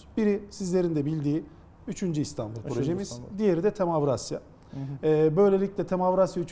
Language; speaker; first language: Turkish; native; Turkish